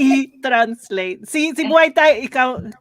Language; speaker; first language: Filipino; early bilingual, heritage; Swedish